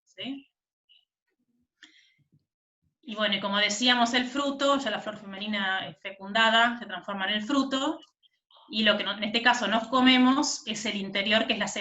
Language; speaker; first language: Spanish; native; Spanish